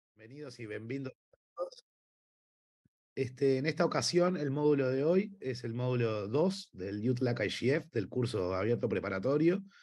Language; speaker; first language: Spanish; native; Spanish